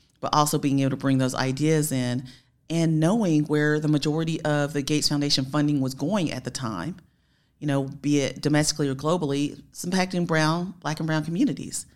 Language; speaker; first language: English; native; English